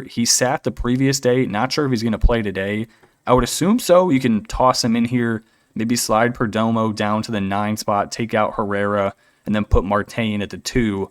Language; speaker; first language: English; native; English